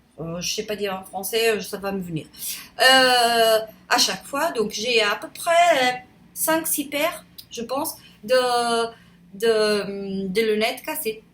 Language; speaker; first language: French; non-native, fluent; Portuguese